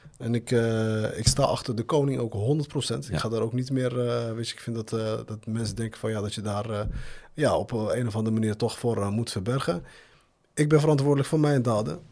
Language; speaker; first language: Dutch; early bilingual, other home language; Arabic